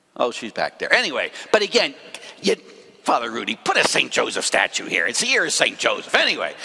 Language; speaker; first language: English; native; English